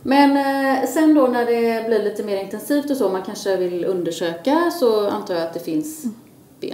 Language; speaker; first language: Swedish; native; Swedish